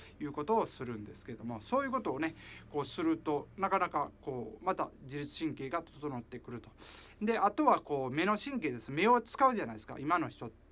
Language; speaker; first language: Japanese; native; Japanese